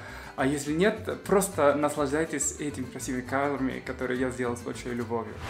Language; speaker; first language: Russian; non-native, fluent; Spanish